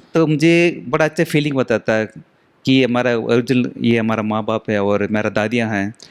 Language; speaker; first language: Hindi; non-native, local second language; Tamil